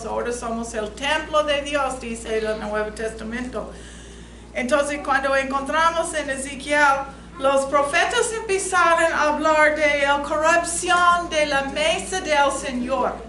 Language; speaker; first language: Spanish; non-native, fluent; English